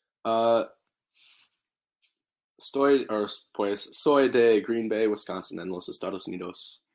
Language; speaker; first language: Spanish; non-native, learner; English